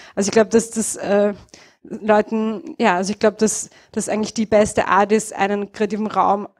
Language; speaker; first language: German; native; German